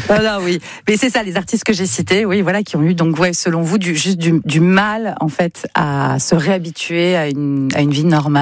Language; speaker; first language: French; native; French